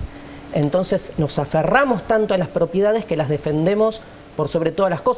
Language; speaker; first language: Spanish; native; Spanish